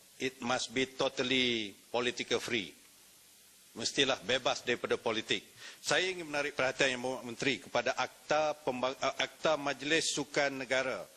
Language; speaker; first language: Malay; native; Malay